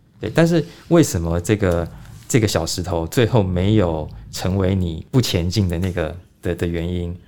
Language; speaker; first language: Chinese; native; Chinese